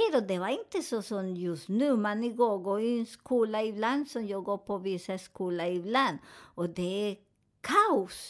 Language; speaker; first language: Swedish; non-native, learner; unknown